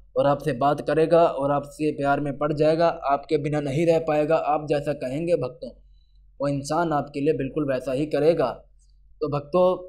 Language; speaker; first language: Hindi; native; Hindi